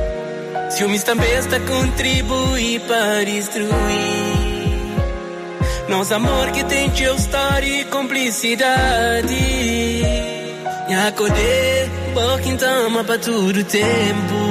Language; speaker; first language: Portuguese; early bilingual, heritage; Portuguese